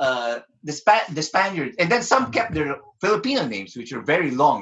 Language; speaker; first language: English; non-native, local second language; Filipino